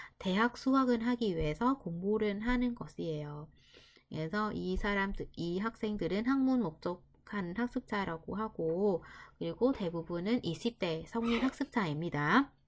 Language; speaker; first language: Korean; non-native, fluent; Vietnamese